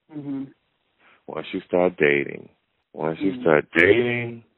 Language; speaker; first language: English; native; English